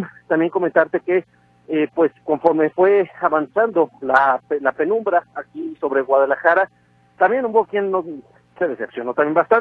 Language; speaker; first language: Spanish; native; Spanish